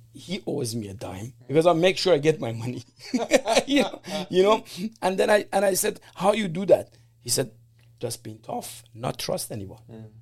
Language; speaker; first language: English; non-native, fluent; Persian